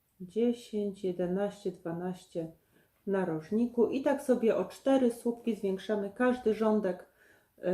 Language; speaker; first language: Polish; native; Polish